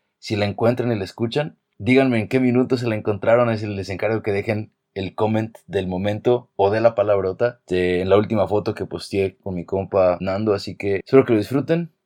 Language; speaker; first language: Spanish; native; Spanish